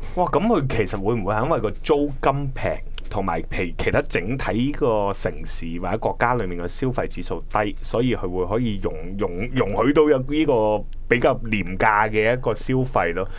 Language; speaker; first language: Cantonese; native; Cantonese